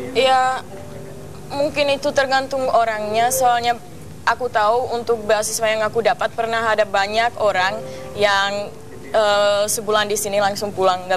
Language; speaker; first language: Indonesian; non-native, fluent; Czech